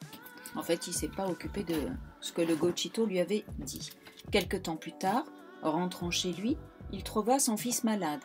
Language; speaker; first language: French; native; French